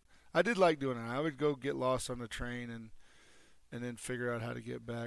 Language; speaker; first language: English; native; English